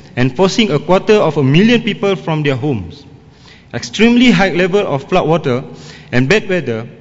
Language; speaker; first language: English; non-native, local second language; Malay